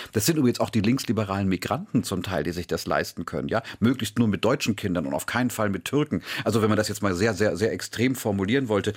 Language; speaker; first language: German; native; German